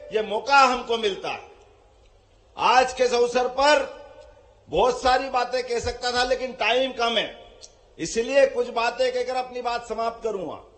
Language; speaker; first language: Hindi; native; Hindi